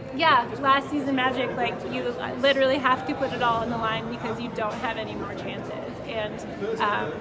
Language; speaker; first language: English; native; English